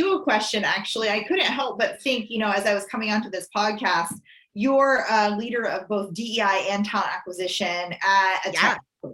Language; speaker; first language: English; native; English